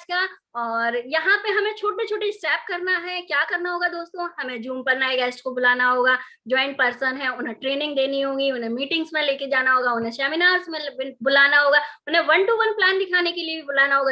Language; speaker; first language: Hindi; native; Hindi